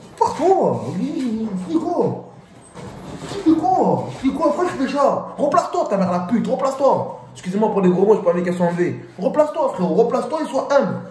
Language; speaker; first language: French; native; French